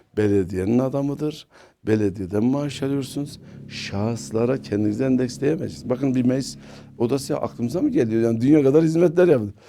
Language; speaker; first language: Turkish; native; Turkish